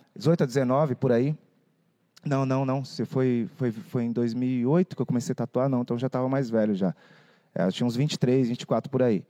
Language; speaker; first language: Portuguese; native; Portuguese